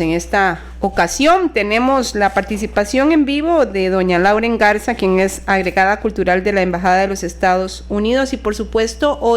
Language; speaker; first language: Spanish; native; Spanish